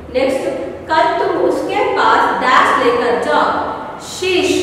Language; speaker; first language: Hindi; non-native, local second language; Kannada